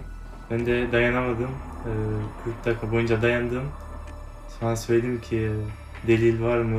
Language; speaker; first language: Turkish; early bilingual, heritage; Turkish